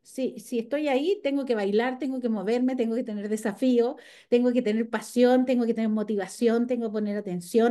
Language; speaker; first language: Spanish; native; Spanish